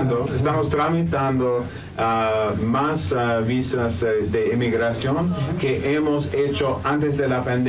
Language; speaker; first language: Spanish; non-native, fluent; English